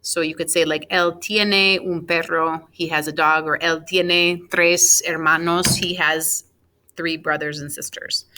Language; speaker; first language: Spanish; non-native, fluent; English